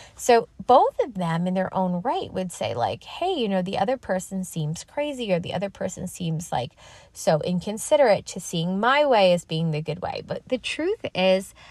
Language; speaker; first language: English; native; English